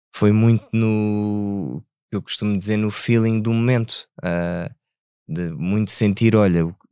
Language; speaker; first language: Portuguese; early bilingual, other home language; French